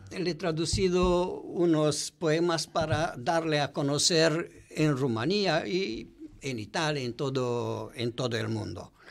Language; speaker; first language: Spanish; non-native, fluent; Romanian